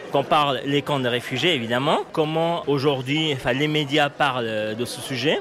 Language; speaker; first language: French; non-native, fluent; Persian